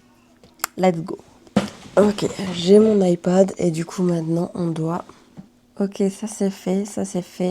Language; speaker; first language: French; native; French